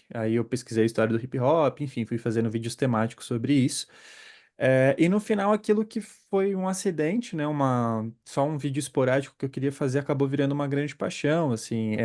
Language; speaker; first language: Portuguese; native; Portuguese